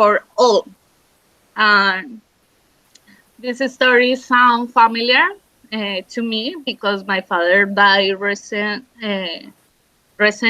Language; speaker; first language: English; non-native, learner; Spanish